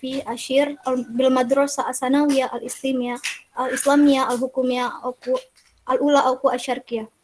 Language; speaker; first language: Arabic; non-native, learner; Indonesian